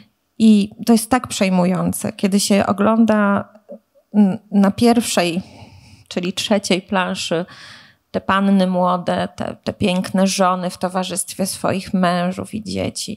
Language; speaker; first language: Polish; native; Polish